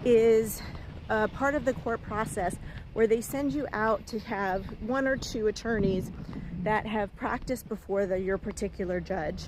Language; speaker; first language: English; native; English